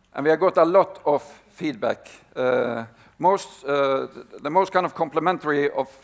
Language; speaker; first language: English; non-native, fluent; Norwegian